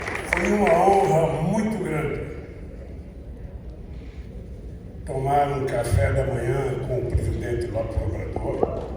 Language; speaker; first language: Portuguese; native; Portuguese